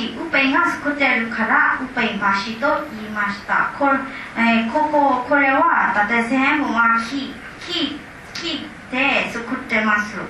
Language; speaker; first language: Japanese; non-native, learner; Burmese